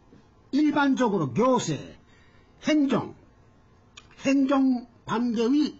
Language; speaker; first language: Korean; non-native, fluent; Japanese